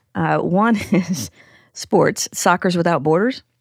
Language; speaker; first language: English; native; English